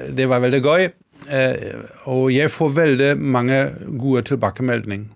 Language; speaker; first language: Norwegian; non-native, fluent; German